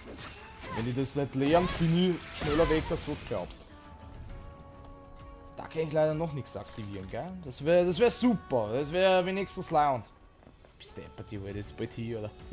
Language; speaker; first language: German; native; German